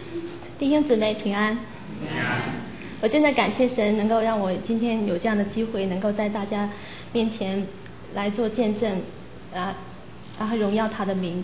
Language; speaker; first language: Chinese; native; Chinese